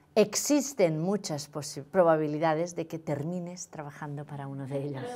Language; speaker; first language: Spanish; non-native, local second language; Catalan